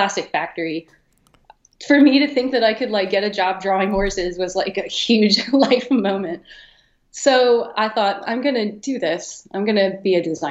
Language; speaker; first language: English; native; English